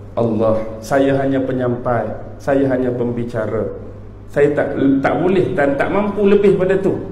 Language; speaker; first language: Malay; native; Malay